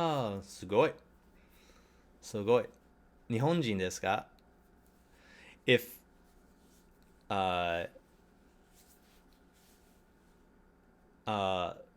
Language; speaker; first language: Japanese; non-native, learner; English